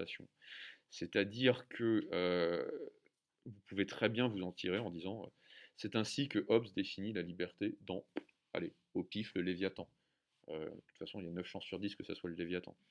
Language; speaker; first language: French; native; French